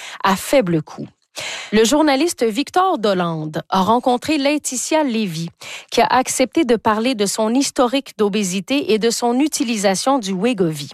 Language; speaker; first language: French; native; French